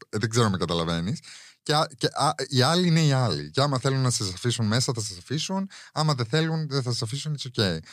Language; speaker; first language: Greek; early bilingual, heritage; Greek